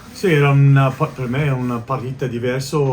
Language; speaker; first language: Italian; non-native, learner; English